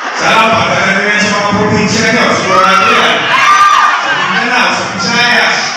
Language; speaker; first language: Filipino; non-native, local second language; Hiligaynon